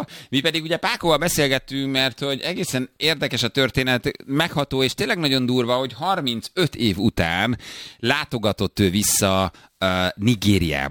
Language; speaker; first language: Hungarian; native; Hungarian